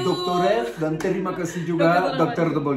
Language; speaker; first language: Indonesian; non-native, fluent; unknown